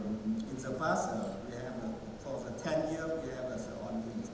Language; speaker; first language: English; non-native, learner; Vietnamese